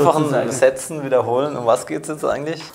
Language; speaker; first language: German; native; German